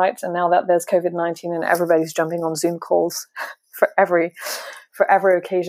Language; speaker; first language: English; non-native, fluent; French